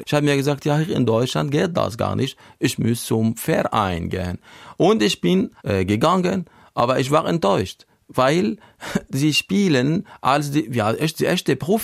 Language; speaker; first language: German; non-native, learner; Arabic